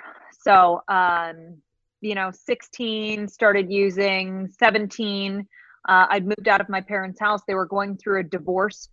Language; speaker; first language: English; native; English